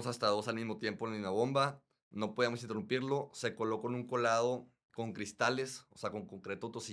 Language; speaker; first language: Spanish; native; Spanish